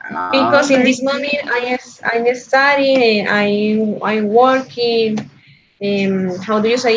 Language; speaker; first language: English; non-native, learner; Spanish